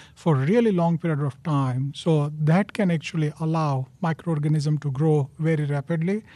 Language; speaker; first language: English; non-native, local second language; Gujarati